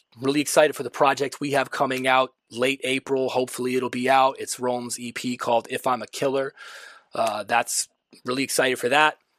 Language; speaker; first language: English; native; English